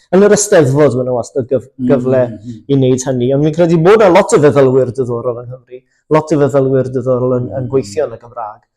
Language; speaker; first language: Welsh; native; Welsh